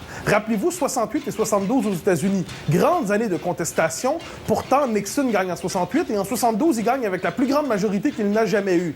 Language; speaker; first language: French; native; French